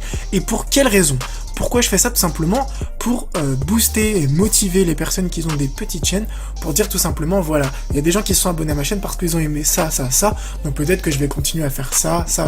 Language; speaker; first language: French; native; French